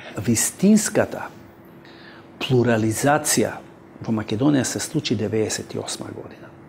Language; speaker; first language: Macedonian; non-native, local second language; Albanian